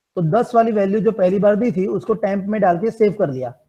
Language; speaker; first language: Hindi; non-native, local second language; Gujarati